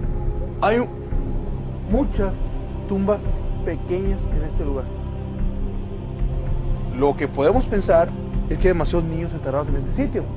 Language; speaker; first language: Spanish; native; Spanish